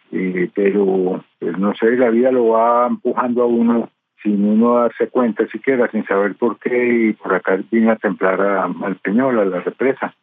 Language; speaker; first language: Spanish; native; Spanish